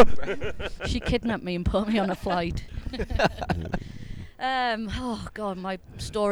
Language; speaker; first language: English; native; English